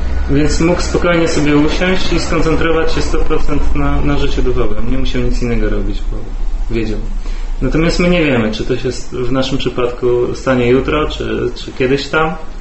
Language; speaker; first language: Polish; native; Polish